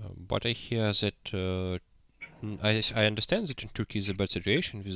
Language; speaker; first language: English; non-native, learner; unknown